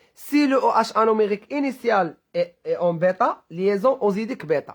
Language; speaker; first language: French; non-native, local second language; Arabic